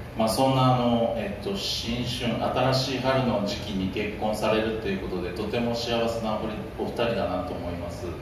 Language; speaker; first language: Japanese; native; Japanese